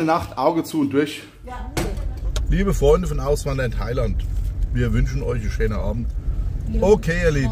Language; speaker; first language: German; native; German